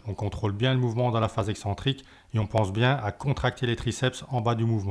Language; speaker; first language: French; native; French